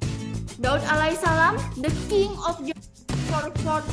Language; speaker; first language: English; non-native, local second language; Indonesian